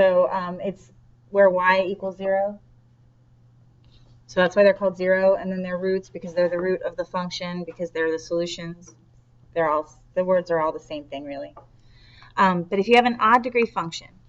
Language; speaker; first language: English; native; English